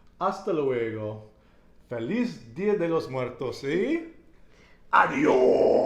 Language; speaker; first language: Spanish; non-native, learner; English